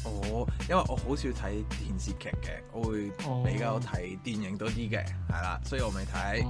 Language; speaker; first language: Cantonese; non-native, fluent; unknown